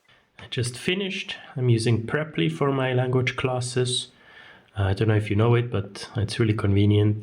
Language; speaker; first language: English; non-native, fluent; German